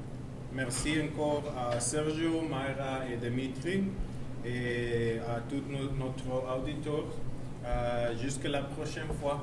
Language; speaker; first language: French; non-native, learner; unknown